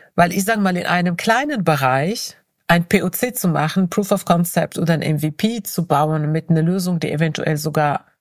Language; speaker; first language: German; non-native, fluent; Arabic